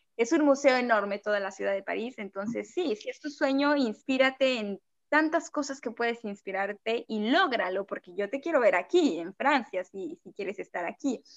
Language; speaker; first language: Spanish; native; Spanish